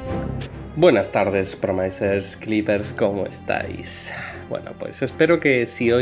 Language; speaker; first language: Spanish; native; Spanish